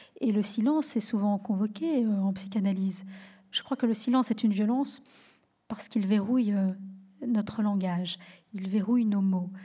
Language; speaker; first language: French; native; French